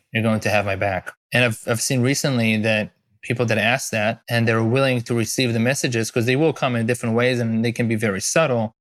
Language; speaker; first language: English; non-native, fluent; Hebrew